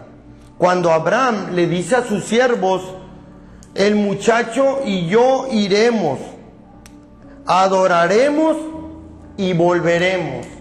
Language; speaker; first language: Spanish; native; Spanish